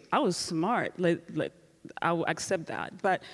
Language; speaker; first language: English; non-native, local second language; Kinyarwanda